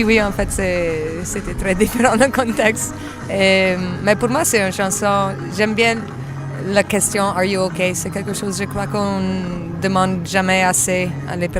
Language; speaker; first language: French; non-native, fluent; Italian